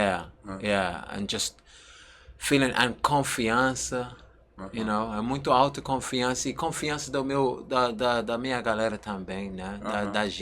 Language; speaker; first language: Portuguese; non-native, learner; English